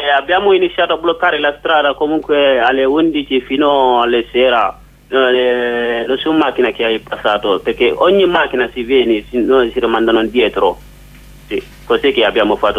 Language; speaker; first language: Italian; non-native, learner; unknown